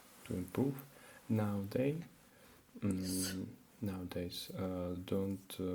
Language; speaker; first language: English; non-native, learner; Russian